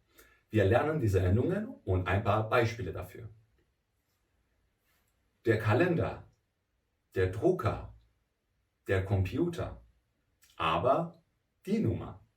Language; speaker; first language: German; non-native, fluent; Persian